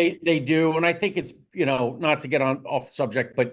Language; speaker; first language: English; native; English